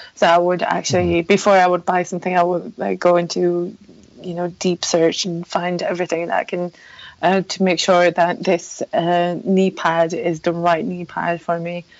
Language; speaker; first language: English; non-native, fluent; Polish